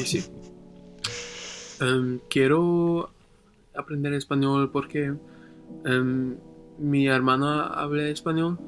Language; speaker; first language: Spanish; non-native, learner; German